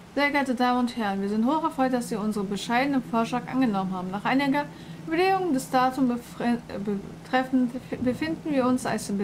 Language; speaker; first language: German; native; German